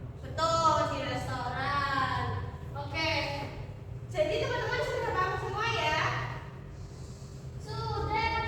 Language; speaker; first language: Indonesian; native; Indonesian